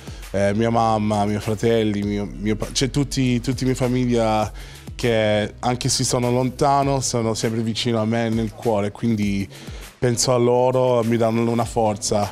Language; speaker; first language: Italian; non-native, fluent; English